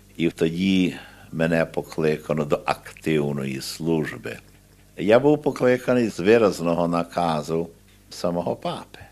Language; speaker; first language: Ukrainian; early bilingual, heritage; Ukrainian